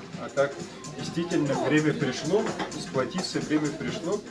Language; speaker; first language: Russian; non-native, local second language; Yakut